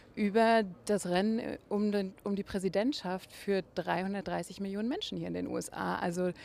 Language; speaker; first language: German; native; German